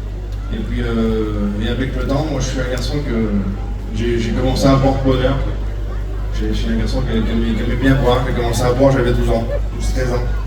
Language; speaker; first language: French; native; French